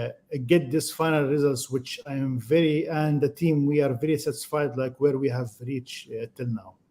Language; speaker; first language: English; non-native, fluent; Arabic